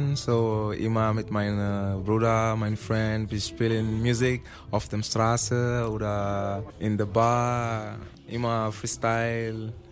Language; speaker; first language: German; non-native, learner; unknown